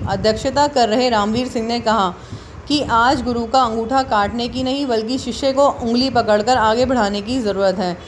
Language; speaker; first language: Hindi; native; Hindi